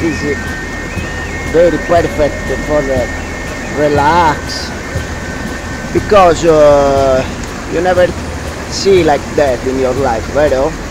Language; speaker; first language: English; non-native, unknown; Italian